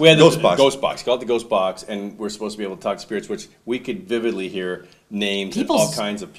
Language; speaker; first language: English; native; English